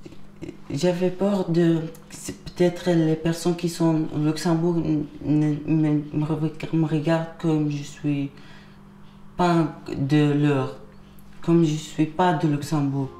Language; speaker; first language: French; non-native, learner; Arabic